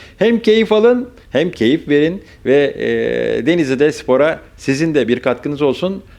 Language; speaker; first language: Turkish; native; Turkish